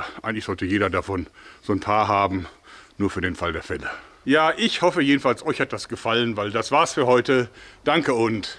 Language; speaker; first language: German; native; German